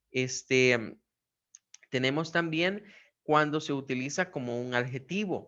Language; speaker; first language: Spanish; native; Spanish